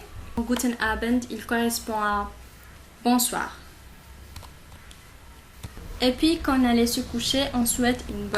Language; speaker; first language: French; non-native, local second language; Arabic